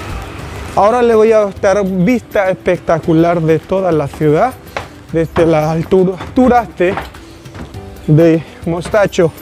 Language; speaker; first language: Spanish; non-native, fluent; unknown